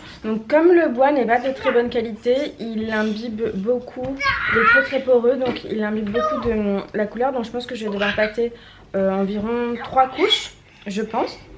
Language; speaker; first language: French; native; French